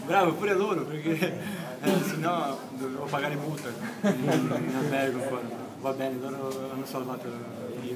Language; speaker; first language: Italian; non-native, fluent; Portuguese